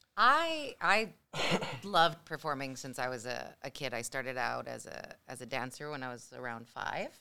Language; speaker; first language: English; early bilingual, other home language; Spanish